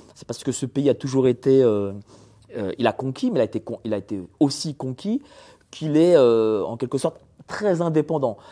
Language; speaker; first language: French; early bilingual, other home language; Polish